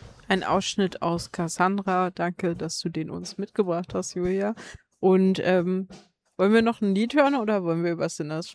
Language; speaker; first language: German; native; German